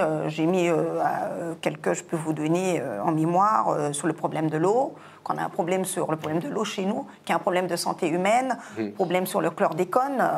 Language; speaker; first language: French; non-native, local second language; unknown